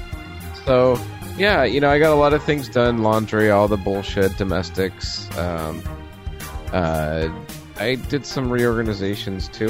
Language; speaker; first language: English; native; English